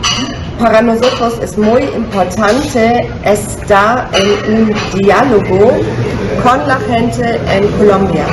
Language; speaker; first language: Spanish; non-native, fluent; German